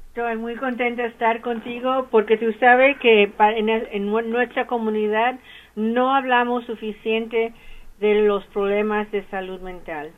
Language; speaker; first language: Spanish; early bilingual, heritage; English